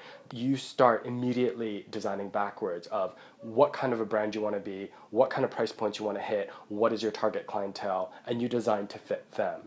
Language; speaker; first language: English; non-native, local second language; Cantonese